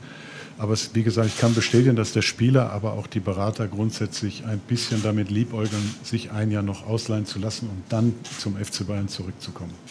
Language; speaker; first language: German; native; German